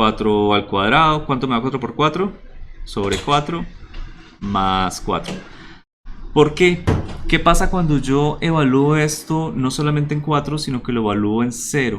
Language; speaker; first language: Spanish; native; Spanish